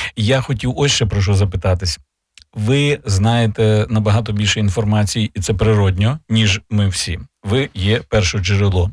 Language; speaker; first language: Ukrainian; native; Ukrainian